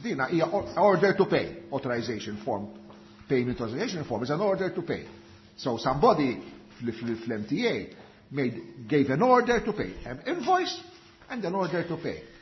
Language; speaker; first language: English; non-native, local second language; Maltese